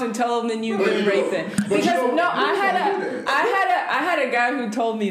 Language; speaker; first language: English; native; English